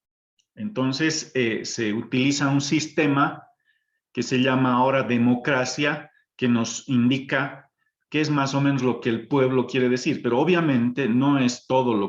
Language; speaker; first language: Spanish; native; Spanish